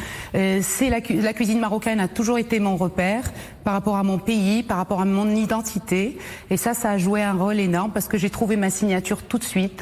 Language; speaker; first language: French; non-native, local second language; Arabic